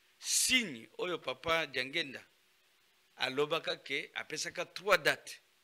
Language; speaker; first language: Lingala; non-native, local second language; Kongo